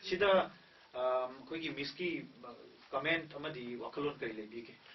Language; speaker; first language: Manipuri; native; Manipuri